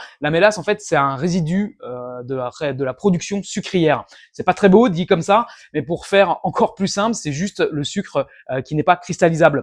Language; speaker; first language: French; native; French